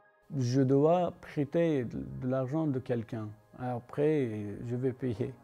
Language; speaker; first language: French; non-native, learner; Persian